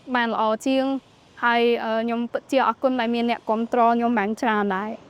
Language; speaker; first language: Khmer; non-native, fluent; English